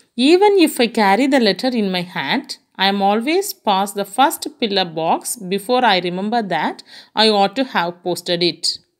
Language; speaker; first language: English; non-native, local second language; Tamil